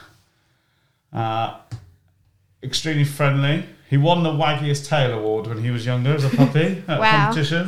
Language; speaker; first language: English; native; English